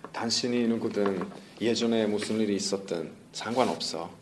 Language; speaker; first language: Korean; non-native, learner; Italian